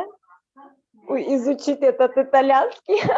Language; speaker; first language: Russian; non-native, fluent; Turkish